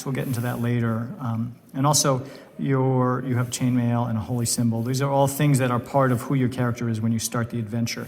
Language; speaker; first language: English; native; English